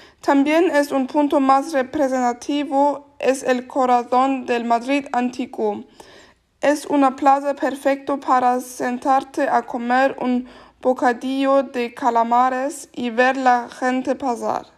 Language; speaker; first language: Spanish; non-native, learner; German